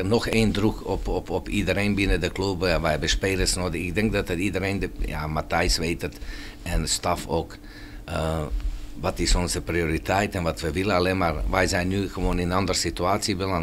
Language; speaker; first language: Dutch; non-native, fluent; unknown